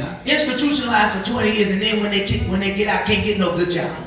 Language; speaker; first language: English; native; English